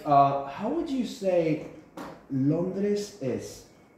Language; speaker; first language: English; non-native, fluent; Spanish